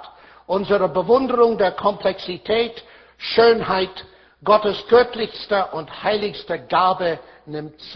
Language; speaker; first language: German; non-native, fluent; English